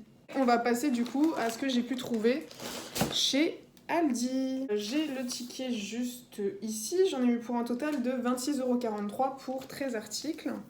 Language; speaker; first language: French; native; French